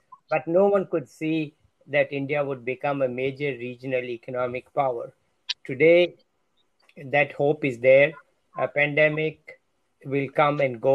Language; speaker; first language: English; non-native, local second language; Hindi